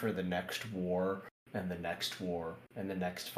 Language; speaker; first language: English; native; English